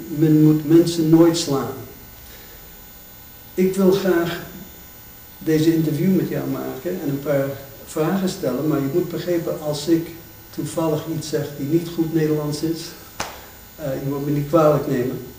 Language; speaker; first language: Dutch; non-native, fluent; English